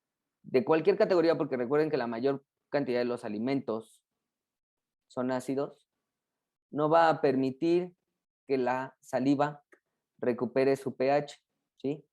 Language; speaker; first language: Spanish; native; Spanish